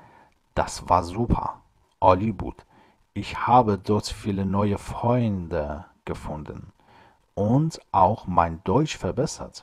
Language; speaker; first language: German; non-native, fluent; Persian